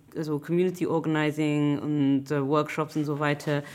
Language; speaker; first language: German; non-native, fluent; English